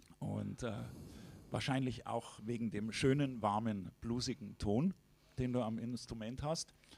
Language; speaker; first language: German; native; German